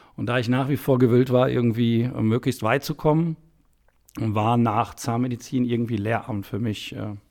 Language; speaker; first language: German; native; German